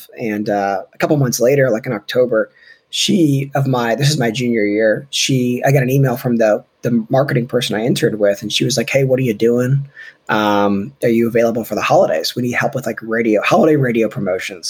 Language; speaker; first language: English; native; English